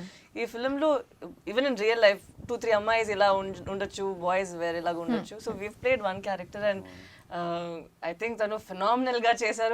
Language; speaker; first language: Telugu; non-native, local second language; Tamil